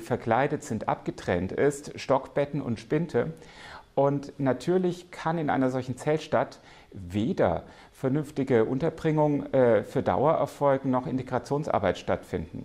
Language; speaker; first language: German; native; German